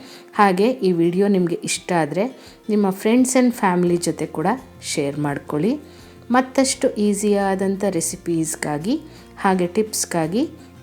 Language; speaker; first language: Kannada; native; Kannada